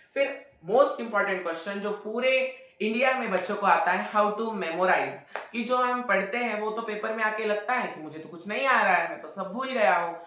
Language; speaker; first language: Hindi; non-native, local second language; Marathi